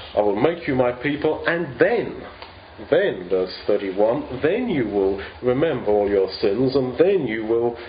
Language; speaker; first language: English; native; English